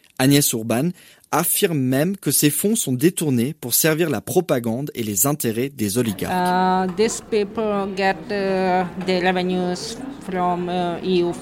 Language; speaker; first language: French; native; French